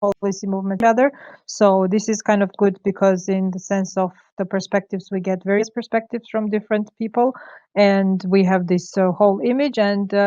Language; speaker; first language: English; non-native, fluent; Georgian